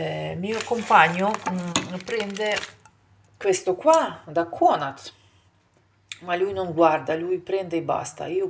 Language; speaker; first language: Italian; non-native, fluent; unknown